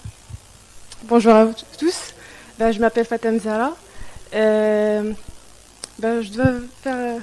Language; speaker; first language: French; non-native, local second language; Arabic